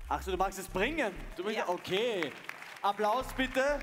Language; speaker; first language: German; native; German